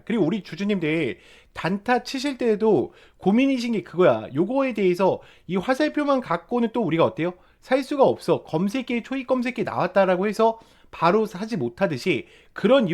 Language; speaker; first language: Korean; native; Korean